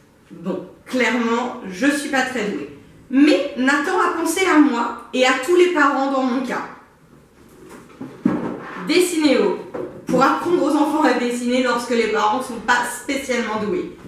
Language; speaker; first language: French; native; French